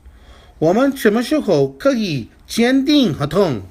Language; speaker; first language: Chinese; non-native, fluent; English